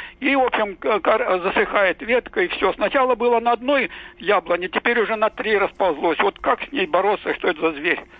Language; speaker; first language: Russian; native; Russian